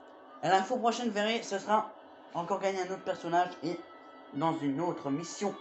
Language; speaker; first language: French; native; French